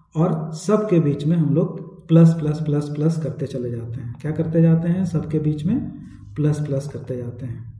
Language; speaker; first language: Hindi; native; Hindi